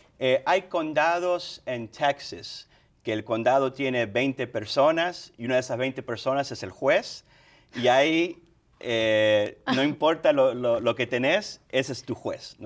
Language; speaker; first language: Spanish; early bilingual, other home language; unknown